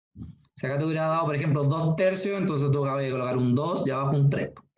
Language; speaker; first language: Spanish; native; Spanish